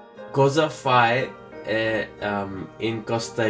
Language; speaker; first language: Italian; non-native, learner; English